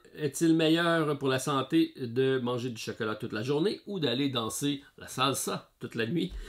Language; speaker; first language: French; native; French